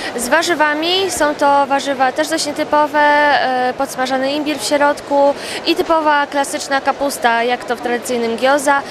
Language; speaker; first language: Polish; non-native, fluent; Chinese